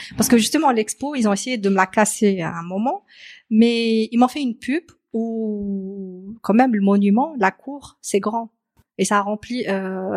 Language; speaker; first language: French; non-native, local second language; Arabic